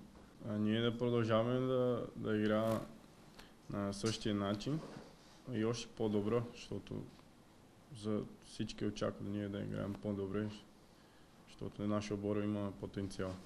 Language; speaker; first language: Bulgarian; non-native, learner; Portuguese